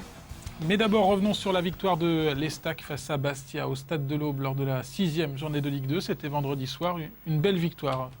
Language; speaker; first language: French; native; French